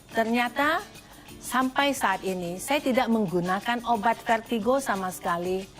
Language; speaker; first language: Indonesian; native; Indonesian